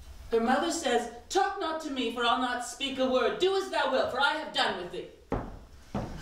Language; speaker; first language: English; native; English